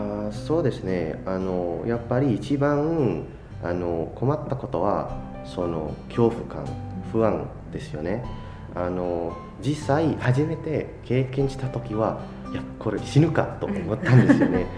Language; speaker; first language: Japanese; non-native, fluent; Indonesian